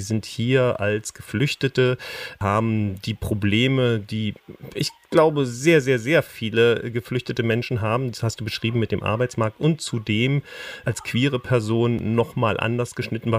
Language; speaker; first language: German; native; German